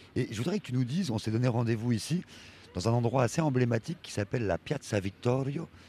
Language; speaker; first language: French; native; French